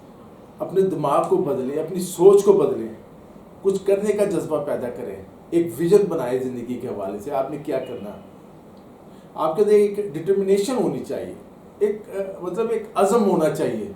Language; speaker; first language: Urdu; native; Urdu